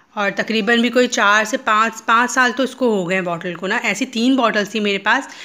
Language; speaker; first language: Hindi; native; Hindi